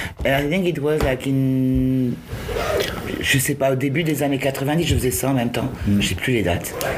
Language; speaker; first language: French; native; French